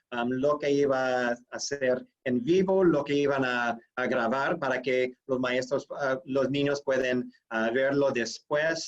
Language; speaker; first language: Spanish; non-native, fluent; English